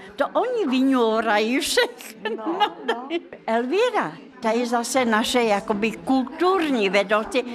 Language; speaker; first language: Czech; non-native, fluent; Russian